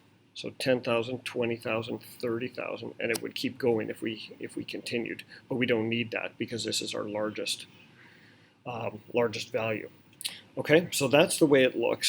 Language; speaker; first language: English; native; English